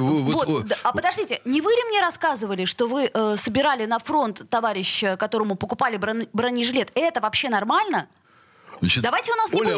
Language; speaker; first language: Russian; native; Russian